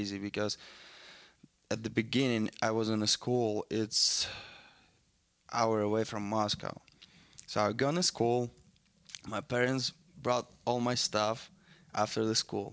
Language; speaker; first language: English; non-native, learner; Russian